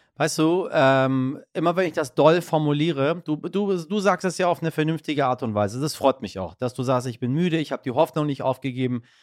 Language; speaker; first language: German; early bilingual, other home language; Persian